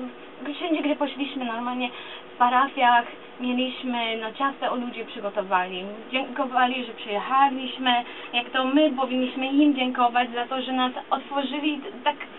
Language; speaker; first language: Polish; early bilingual, other home language; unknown